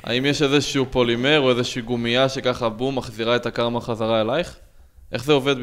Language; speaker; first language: Hebrew; native; Hebrew